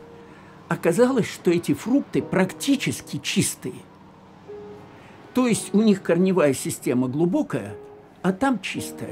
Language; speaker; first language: Russian; native; Russian